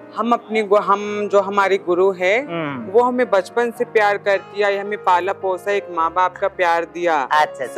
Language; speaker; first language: Hindi; native; Hindi